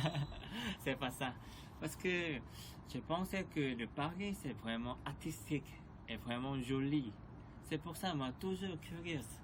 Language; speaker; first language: French; non-native, learner; Korean